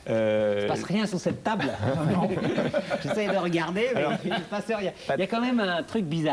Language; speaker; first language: French; native; French